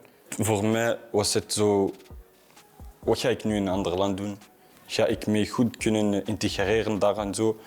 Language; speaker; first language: Dutch; non-native, fluent; Arabic